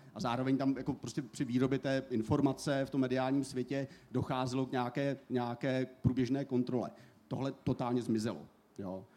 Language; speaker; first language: Czech; native; Czech